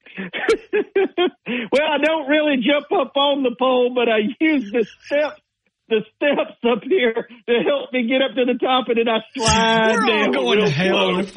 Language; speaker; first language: English; native; English